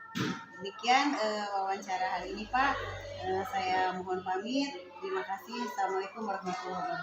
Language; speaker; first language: Indonesian; native; Indonesian